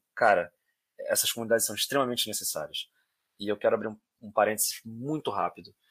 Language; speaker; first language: Portuguese; native; Portuguese